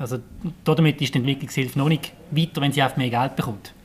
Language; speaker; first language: German; native; German